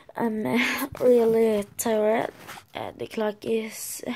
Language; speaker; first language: English; non-native, learner; Swedish